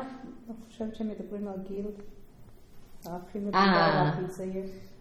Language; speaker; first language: Hebrew; non-native, fluent; English